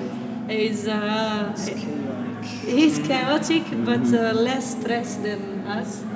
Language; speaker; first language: English; non-native, fluent; Italian